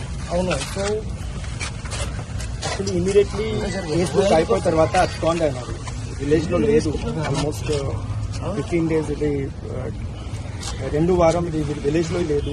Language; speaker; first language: Telugu; non-native, local second language; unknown